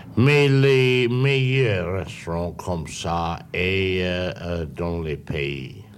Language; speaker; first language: French; non-native, learner; English